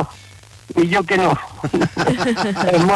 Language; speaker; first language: Catalan; non-native, local second language; Spanish